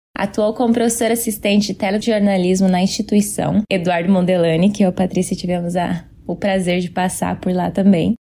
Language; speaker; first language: Portuguese; native; Portuguese